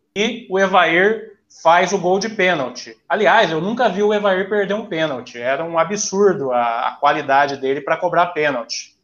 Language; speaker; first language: Portuguese; native; Portuguese